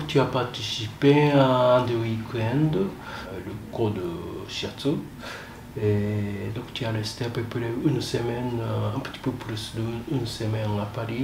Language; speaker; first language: French; non-native, fluent; Japanese